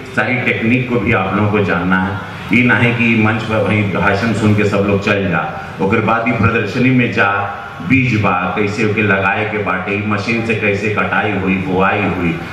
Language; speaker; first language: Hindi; native; Hindi